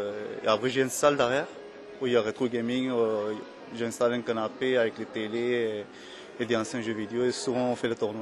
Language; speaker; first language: French; non-native, fluent; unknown